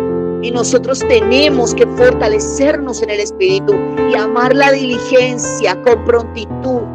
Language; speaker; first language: Spanish; native; Spanish